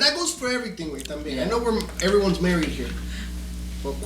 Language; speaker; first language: English; early bilingual, other home language; Spanish